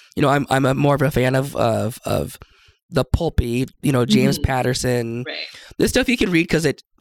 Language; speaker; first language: English; native; English